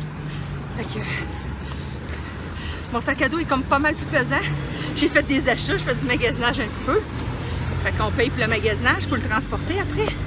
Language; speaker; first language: French; native; French